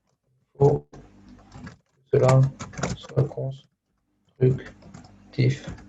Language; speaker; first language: French; native; French